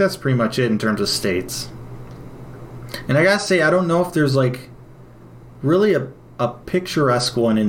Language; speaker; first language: English; native; English